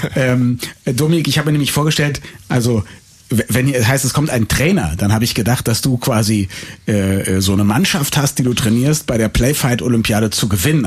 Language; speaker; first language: German; native; German